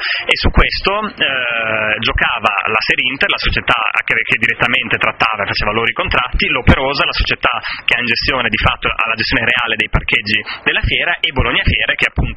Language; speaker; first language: Italian; native; Italian